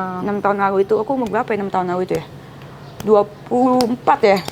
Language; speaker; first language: Indonesian; native; Indonesian